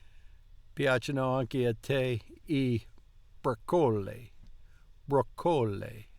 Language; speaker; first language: Italian; non-native, learner; English